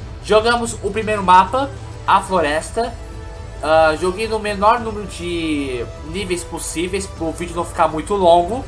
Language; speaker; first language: Portuguese; native; Portuguese